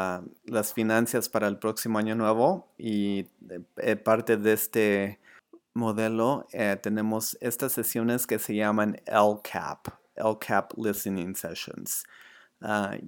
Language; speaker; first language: Spanish; early bilingual, other home language; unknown